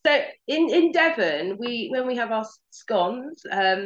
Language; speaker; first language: English; native; English